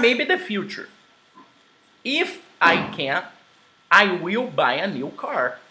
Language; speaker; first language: English; non-native, fluent; Portuguese